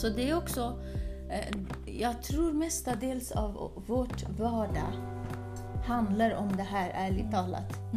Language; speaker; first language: Swedish; early bilingual, other home language; Kurdish